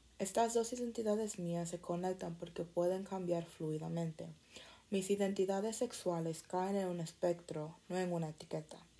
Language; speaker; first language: Spanish; early bilingual, heritage; Spanish